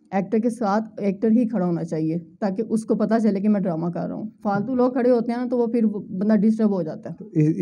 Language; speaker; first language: Urdu; native; Urdu